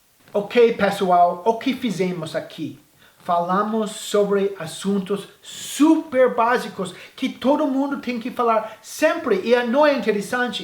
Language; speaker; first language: Portuguese; non-native, fluent; English